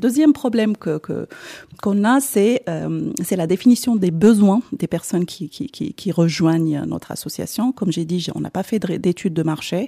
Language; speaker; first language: French; non-native, local second language; Arabic